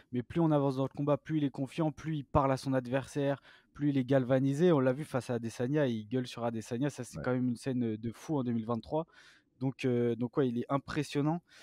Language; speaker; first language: French; native; French